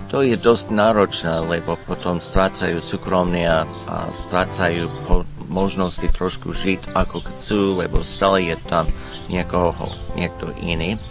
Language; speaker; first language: Slovak; non-native, learner; English